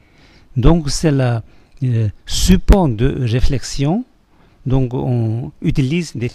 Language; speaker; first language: French; non-native, fluent; Tibetan